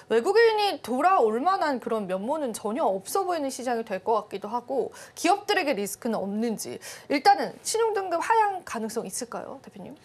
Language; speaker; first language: Korean; native; Korean